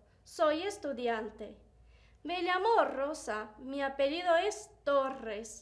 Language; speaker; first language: Spanish; non-native, fluent; Portuguese